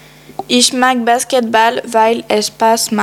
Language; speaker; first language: German; non-native, learner; French